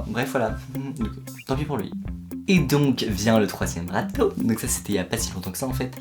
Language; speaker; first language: French; native; French